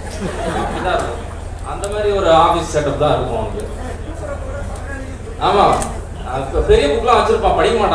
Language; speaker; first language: Tamil; native; Tamil